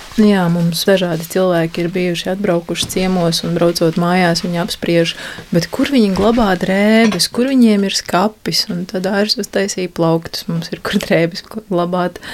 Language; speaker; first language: Latvian; native; Latvian